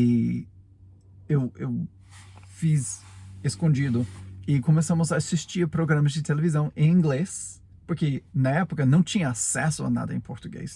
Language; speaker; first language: Portuguese; non-native, fluent; English